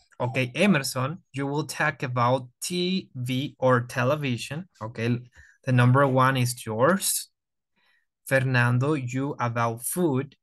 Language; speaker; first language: English; non-native, fluent; Spanish